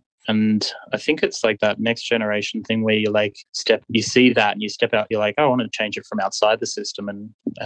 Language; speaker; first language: English; native; English